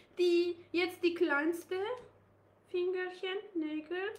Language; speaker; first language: German; non-native, learner; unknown